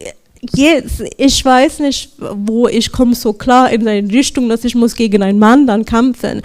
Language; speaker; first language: German; non-native, learner; English